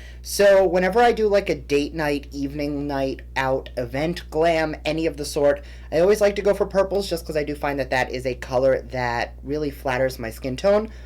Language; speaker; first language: English; native; English